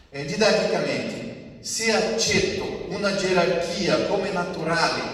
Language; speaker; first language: Italian; non-native, fluent; Portuguese